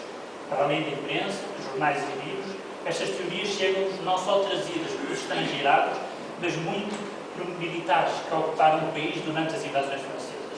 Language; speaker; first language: Portuguese; native; Portuguese